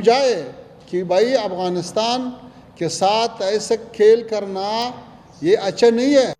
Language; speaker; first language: Hindi; non-native, fluent; Pashto